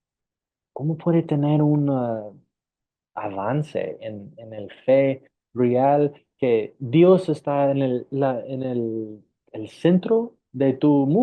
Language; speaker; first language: Spanish; non-native, fluent; English